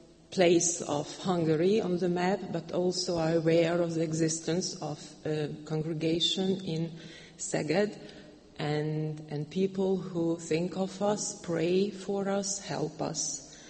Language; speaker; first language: English; non-native, fluent; Hungarian